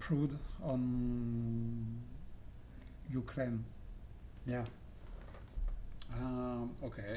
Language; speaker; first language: English; non-native, learner; French